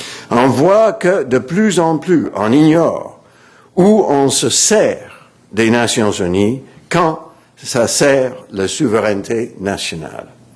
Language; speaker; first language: French; non-native, fluent; English